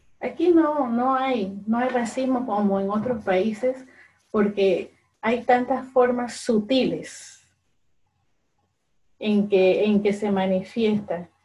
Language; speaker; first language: Spanish; early bilingual, other home language; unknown